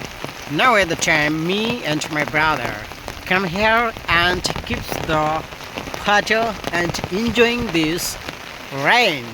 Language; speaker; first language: English; non-native, learner; Bangla